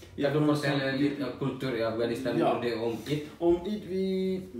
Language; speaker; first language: Swedish; non-native, fluent; Persian